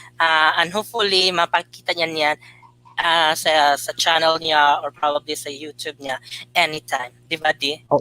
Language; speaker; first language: Filipino; non-native, local second language; Cebuano